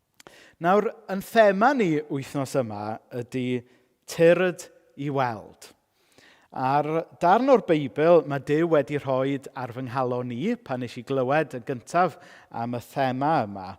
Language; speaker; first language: Welsh; native; Welsh